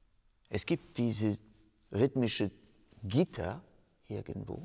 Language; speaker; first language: German; non-native, fluent; French